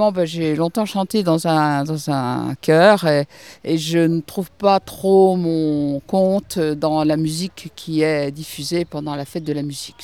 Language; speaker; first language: French; native; French